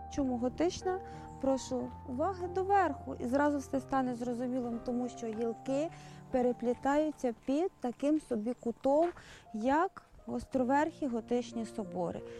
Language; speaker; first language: Ukrainian; native; Ukrainian